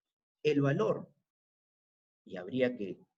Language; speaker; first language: Spanish; native; Spanish